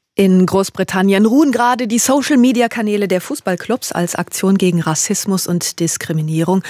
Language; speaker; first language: German; native; German